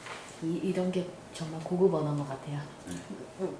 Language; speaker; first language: Korean; native; Korean